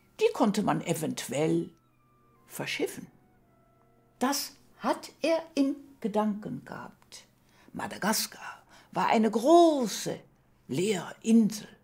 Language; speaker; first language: German; early bilingual, heritage; German